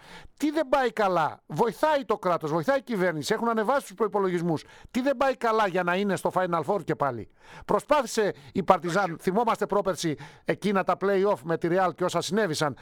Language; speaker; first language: Greek; native; Greek